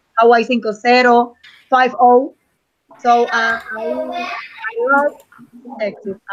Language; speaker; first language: English; non-native, learner; Spanish